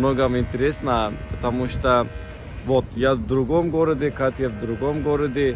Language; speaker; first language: Russian; non-native, learner; Turkish